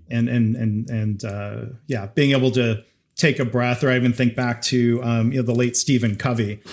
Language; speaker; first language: English; native; English